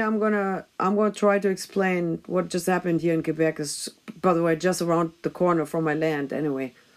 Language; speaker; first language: English; non-native, fluent; German